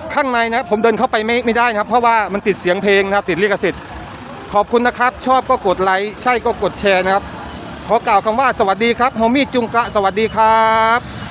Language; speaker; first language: Thai; native; Thai